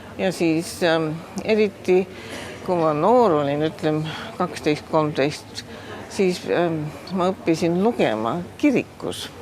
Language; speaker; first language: Estonian; early bilingual, heritage; Estonian